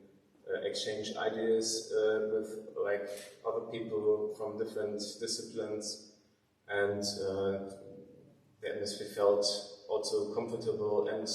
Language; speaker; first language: English; non-native, fluent; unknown